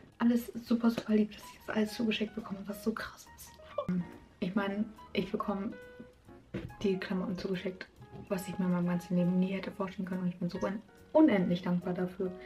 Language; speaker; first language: German; native; German